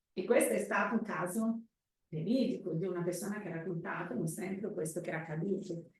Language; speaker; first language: Italian; non-native, fluent; Portuguese